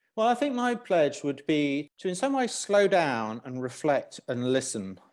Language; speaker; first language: English; native; English